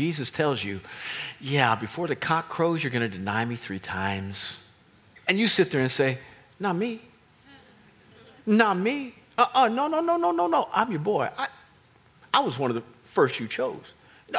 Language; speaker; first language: English; native; English